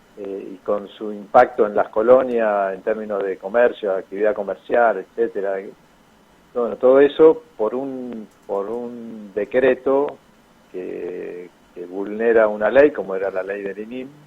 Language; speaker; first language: Spanish; native; Spanish